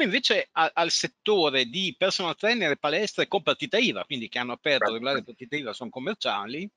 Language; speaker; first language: Italian; native; Italian